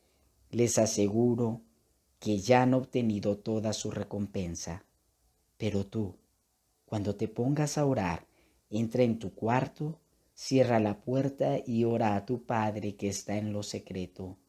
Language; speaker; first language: Spanish; native; Spanish